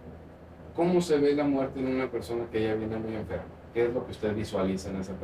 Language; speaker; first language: Spanish; native; Spanish